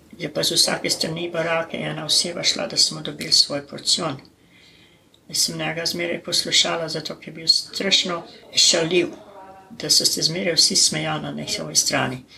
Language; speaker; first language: Slovenian; native; Slovenian